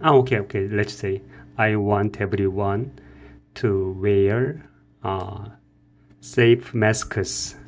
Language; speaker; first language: English; non-native, learner; Korean